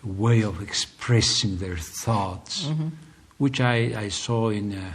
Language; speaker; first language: English; non-native, fluent; Mongolian